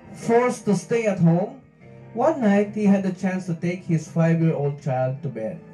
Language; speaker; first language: English; non-native, local second language; Filipino